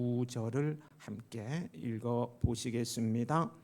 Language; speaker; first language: Korean; native; Korean